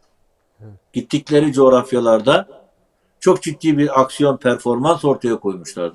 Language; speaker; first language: Turkish; native; Turkish